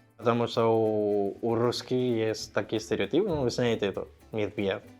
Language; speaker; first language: Russian; non-native, learner; Spanish